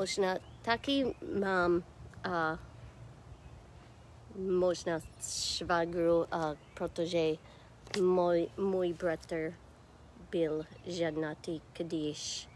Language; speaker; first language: Czech; non-native, learner; English